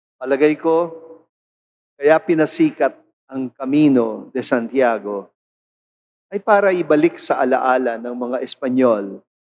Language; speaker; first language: Filipino; non-native, local second language; Pampanga